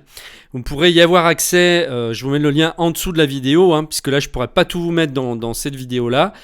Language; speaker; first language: French; native; French